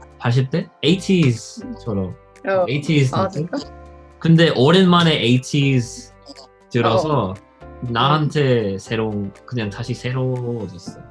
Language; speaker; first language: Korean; non-native, learner; English